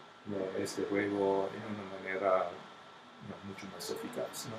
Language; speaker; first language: Spanish; non-native, fluent; English